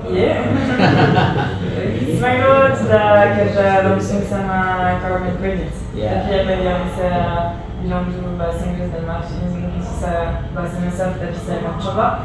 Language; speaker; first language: Indonesian; non-native, learner; French